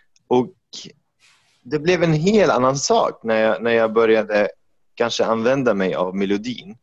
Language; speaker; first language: Swedish; non-native, fluent; Arabic